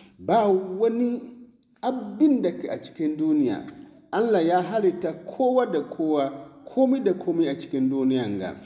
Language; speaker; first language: Hausa; non-native, local second language; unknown